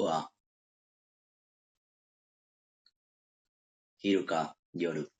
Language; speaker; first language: Japanese; non-native, learner; Spanish